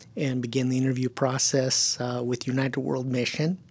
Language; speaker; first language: English; early bilingual, other home language; German